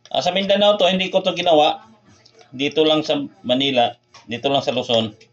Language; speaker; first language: Filipino; non-native, local second language; Cebuano